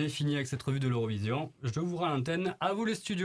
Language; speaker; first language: French; native; French